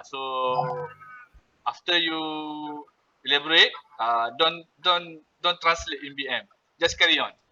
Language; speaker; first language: English; non-native, local second language; Malay